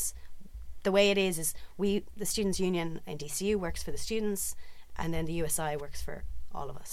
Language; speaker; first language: English; native; English